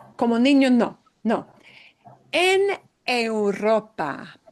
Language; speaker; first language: Spanish; non-native, fluent; English